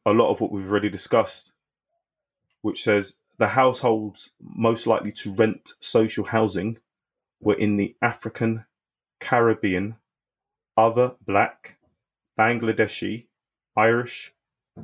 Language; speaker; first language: English; native; English